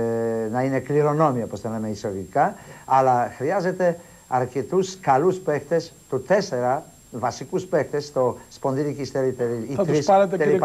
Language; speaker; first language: Greek; non-native, fluent; Polish